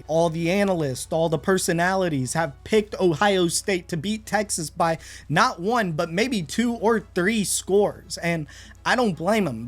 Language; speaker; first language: English; native; English